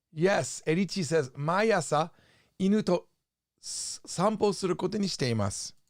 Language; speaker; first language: Japanese; non-native, fluent; English